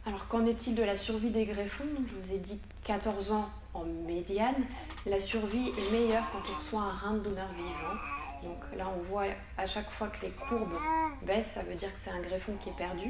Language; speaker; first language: French; native; French